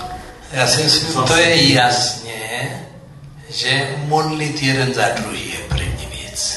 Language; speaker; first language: Czech; non-native, fluent; Amharic